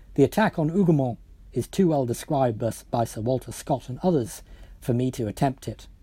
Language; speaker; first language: English; native; English